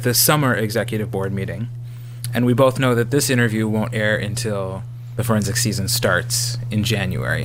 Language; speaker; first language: English; native; English